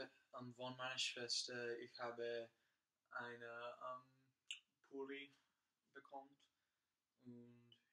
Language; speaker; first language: German; non-native, learner; English